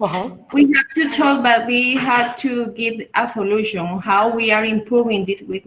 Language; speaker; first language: English; non-native, learner; Spanish